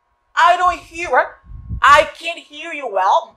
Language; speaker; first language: English; non-native, fluent; Haitian Creole